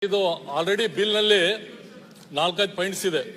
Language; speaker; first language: Kannada; non-native, local second language; Urdu